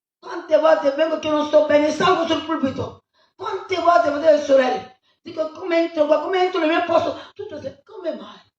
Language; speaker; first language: Italian; non-native, fluent; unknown